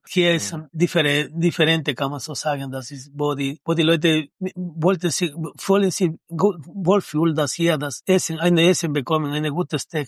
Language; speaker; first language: German; non-native, learner; Spanish